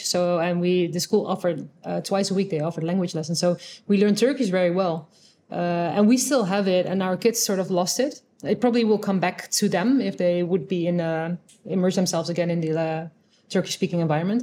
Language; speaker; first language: English; non-native, fluent; Dutch